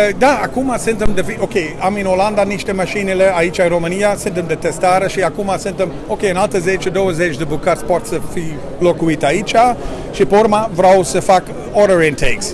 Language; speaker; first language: Romanian; non-native, learner; Dutch